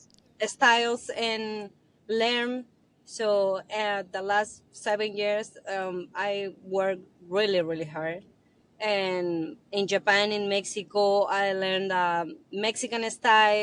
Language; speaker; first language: English; non-native, learner; Spanish